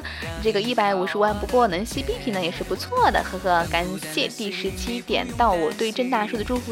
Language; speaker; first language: Chinese; native; Chinese